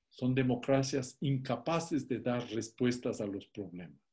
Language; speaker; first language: Spanish; native; Spanish